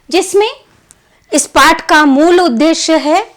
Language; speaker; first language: Hindi; non-native, local second language; Kannada